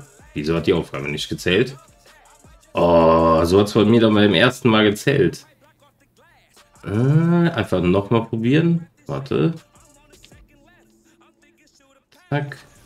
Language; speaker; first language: German; native; German